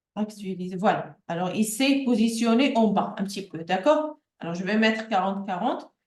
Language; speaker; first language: French; non-native, local second language; Arabic